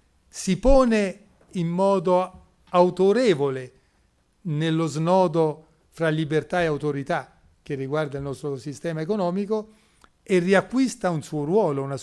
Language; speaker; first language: Italian; native; Italian